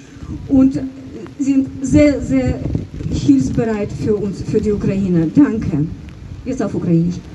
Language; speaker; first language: German; non-native, fluent; Ukrainian